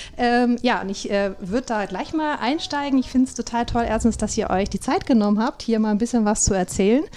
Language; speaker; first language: German; native; German